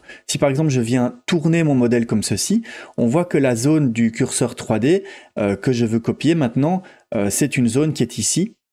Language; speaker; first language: French; native; French